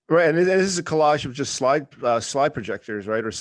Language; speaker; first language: English; native; English